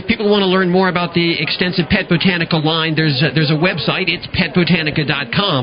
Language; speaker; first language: English; native; English